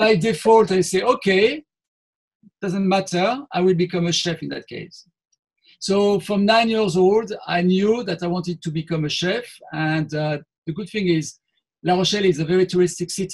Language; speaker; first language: English; non-native, fluent; French